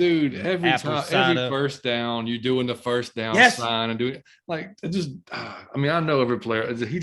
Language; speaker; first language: English; native; English